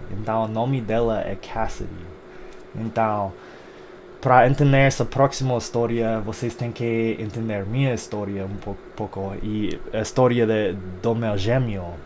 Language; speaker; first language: Portuguese; non-native, fluent; English